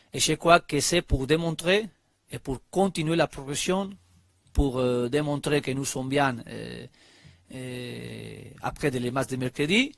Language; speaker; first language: French; non-native, learner; Spanish